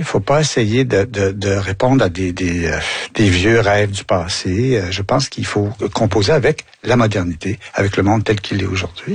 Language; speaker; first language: French; native; French